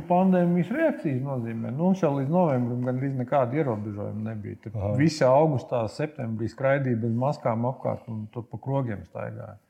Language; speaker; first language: Latvian; native; Latvian